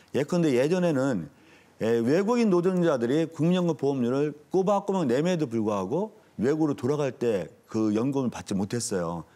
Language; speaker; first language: Korean; native; Korean